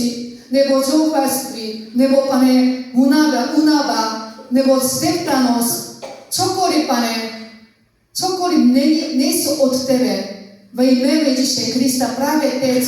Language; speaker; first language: Czech; non-native, learner; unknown